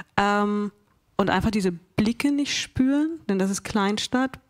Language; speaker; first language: German; native; German